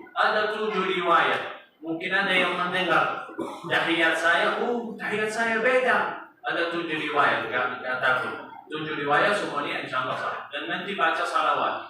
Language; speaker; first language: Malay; non-native, fluent; Arabic